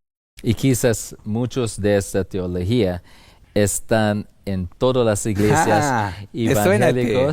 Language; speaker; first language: Spanish; non-native, fluent; English